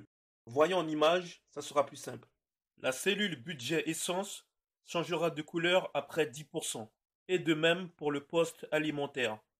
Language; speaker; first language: French; native; French